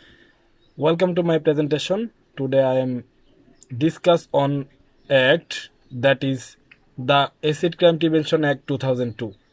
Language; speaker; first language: English; non-native, learner; Bangla